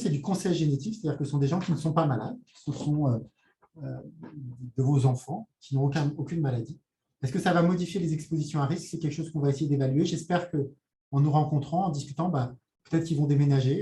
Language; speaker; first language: French; native; French